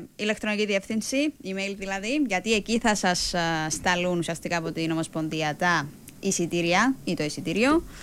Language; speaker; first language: Greek; native; Greek